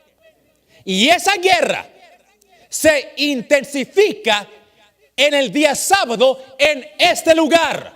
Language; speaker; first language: Spanish; early bilingual, heritage; English